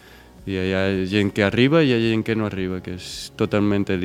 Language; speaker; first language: Catalan; non-native, local second language; Spanish